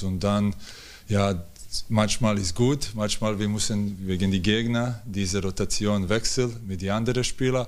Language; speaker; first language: German; non-native, fluent; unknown